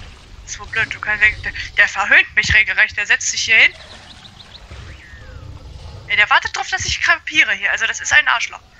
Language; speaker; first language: German; native; German